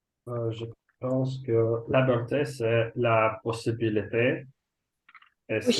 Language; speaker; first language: French; non-native, learner; Russian